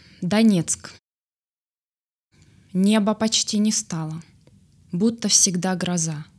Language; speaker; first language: Russian; native; Russian